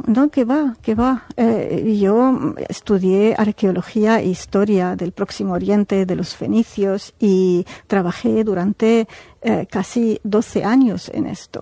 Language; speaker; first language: Spanish; non-native, fluent; Arabic